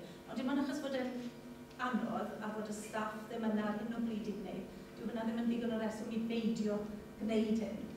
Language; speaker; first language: Welsh; native; Welsh